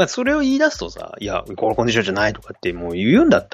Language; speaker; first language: Japanese; native; Japanese